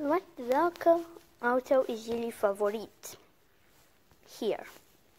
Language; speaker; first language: Dutch; non-native, learner; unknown